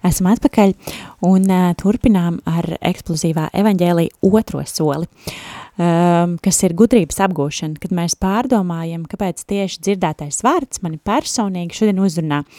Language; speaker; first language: Latvian; native; Latvian